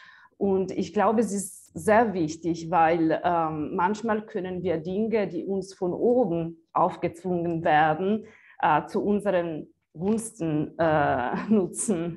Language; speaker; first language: German; non-native, fluent; Italian